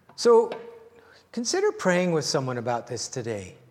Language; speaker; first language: English; native; English